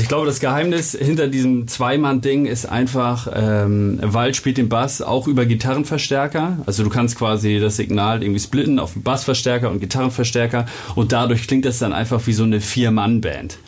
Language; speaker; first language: German; native; German